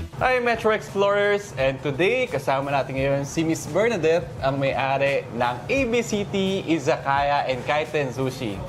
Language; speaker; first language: Filipino; native; Filipino